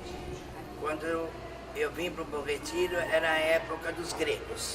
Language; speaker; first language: Portuguese; non-native, fluent; Greek